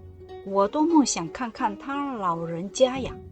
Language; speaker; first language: Chinese; non-native, fluent; Indonesian